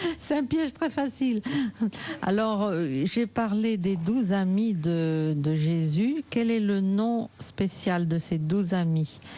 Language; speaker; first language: French; native; French